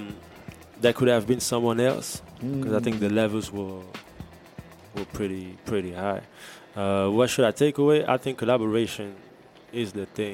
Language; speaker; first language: English; non-native, fluent; French